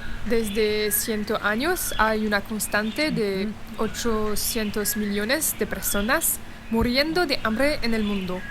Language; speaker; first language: Spanish; non-native, fluent; French